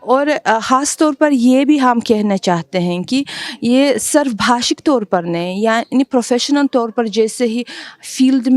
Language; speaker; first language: Hindi; non-native, fluent; Uzbek